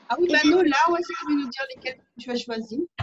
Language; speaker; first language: French; native; French